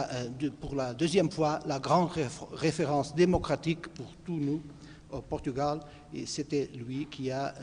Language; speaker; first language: French; non-native, fluent; Portuguese